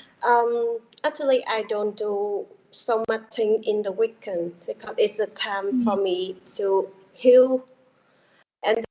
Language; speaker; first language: English; non-native, learner; Vietnamese